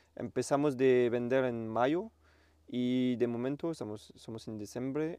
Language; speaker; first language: Spanish; non-native, learner; French